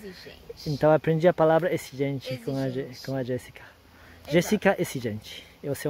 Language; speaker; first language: Portuguese; non-native, learner; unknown